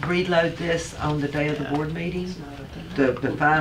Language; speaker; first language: English; native; English